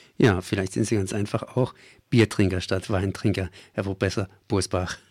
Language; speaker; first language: German; native; German